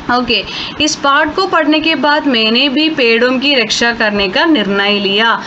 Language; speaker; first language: Hindi; non-native, local second language; Malayalam